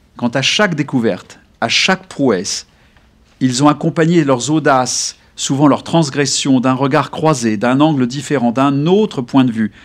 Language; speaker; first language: French; native; French